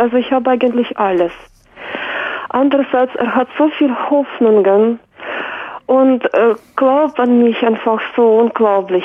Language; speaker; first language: German; non-native, fluent; Russian